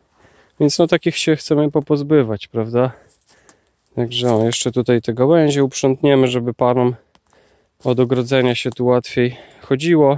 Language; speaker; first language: Polish; native; Polish